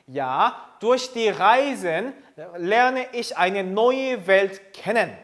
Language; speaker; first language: German; non-native, fluent; Korean